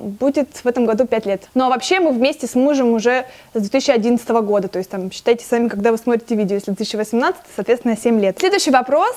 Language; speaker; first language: Russian; native; Russian